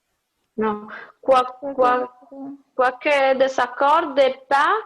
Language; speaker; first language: French; non-native, learner; Spanish